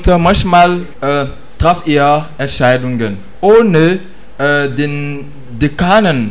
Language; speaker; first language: German; non-native, learner; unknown